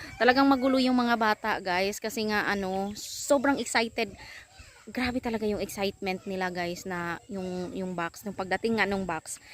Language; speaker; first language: Filipino; non-native, local second language; Cebuano